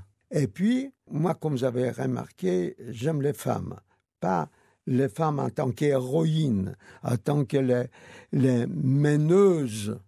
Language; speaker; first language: French; non-native, fluent; Yiddish